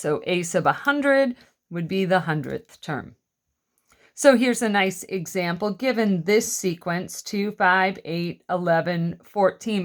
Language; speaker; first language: English; native; English